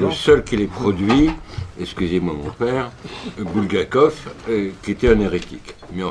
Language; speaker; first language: French; native; French